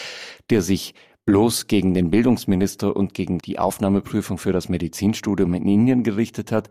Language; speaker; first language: German; native; German